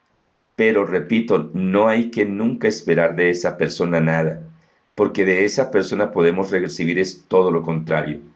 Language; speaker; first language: Spanish; native; Spanish